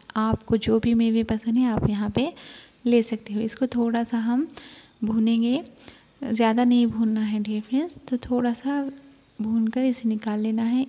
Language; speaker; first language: Hindi; non-native, local second language; Urdu